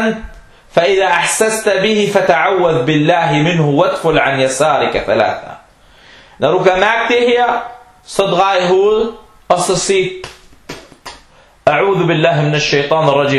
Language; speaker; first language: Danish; early bilingual, other home language; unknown